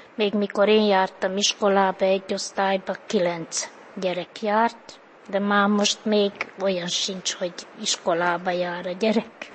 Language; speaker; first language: Hungarian; native; Hungarian